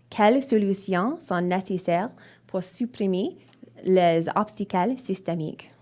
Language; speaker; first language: French; non-native, learner; English